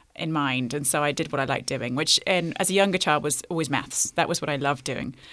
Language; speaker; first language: English; native; English